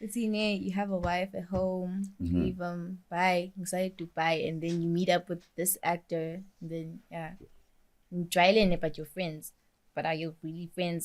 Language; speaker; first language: English; non-native, local second language; Swati